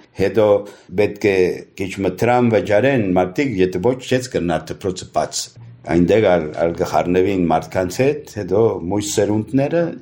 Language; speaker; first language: Armenian; early bilingual, heritage; Armenian